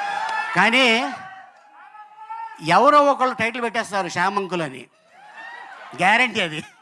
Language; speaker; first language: Telugu; native; Telugu